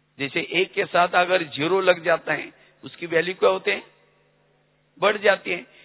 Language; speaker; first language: Hindi; non-native, local second language; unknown